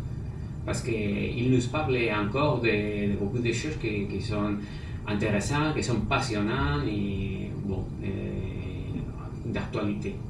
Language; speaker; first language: French; non-native, fluent; Spanish